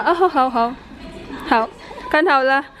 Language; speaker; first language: Chinese; non-native, learner; Filipino